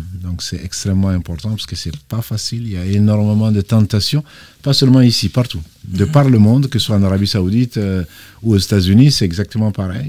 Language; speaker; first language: French; native; French